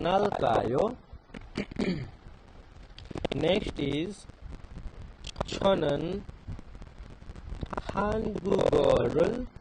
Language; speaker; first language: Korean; non-native, fluent; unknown